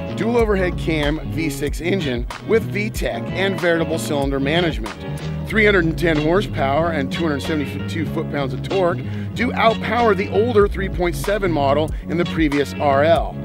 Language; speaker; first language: English; native; English